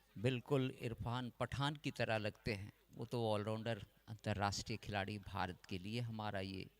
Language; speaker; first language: Hindi; non-native, local second language; Bangla